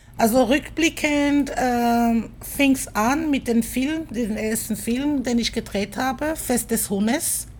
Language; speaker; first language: German; non-native, fluent; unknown